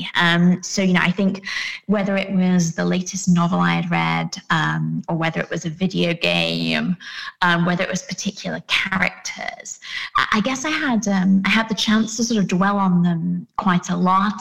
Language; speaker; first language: English; native; English